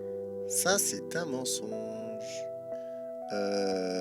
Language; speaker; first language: French; native; French